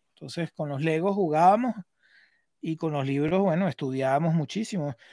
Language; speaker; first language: Spanish; native; Spanish